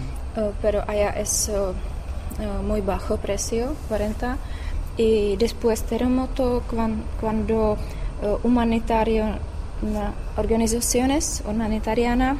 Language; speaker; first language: Spanish; non-native, learner; Czech